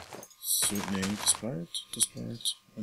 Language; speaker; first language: German; native; German